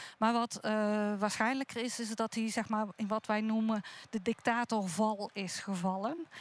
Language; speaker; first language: Dutch; native; Dutch